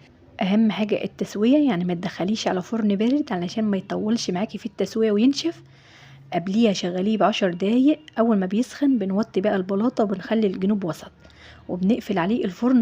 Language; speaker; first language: Arabic; native; Arabic